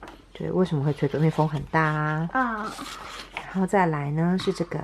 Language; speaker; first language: Chinese; native; Chinese